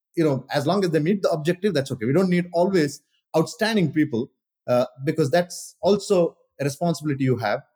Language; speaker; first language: English; non-native, local second language; Kannada